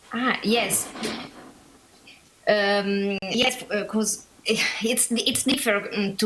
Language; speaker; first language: English; non-native, learner; Italian